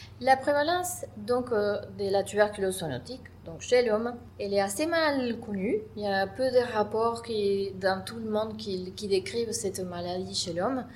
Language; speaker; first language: French; non-native, fluent; Spanish